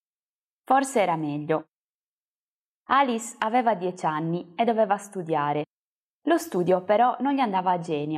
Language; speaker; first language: Italian; native; Italian